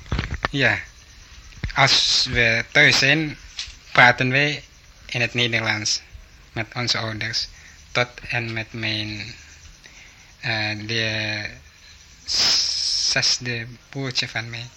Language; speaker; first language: Dutch; early bilingual, heritage; Dutch